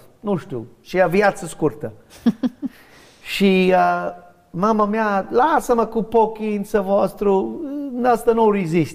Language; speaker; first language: Romanian; non-native, learner; English